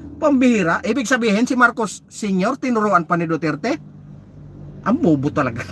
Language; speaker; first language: Filipino; native; Filipino